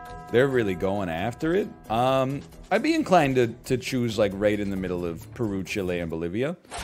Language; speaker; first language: English; native; English